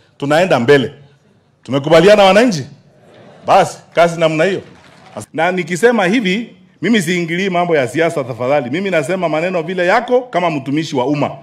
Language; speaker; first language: Swahili; non-native, local second language; Gusii